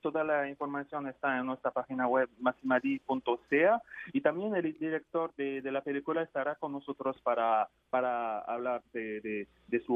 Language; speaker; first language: Spanish; non-native, fluent; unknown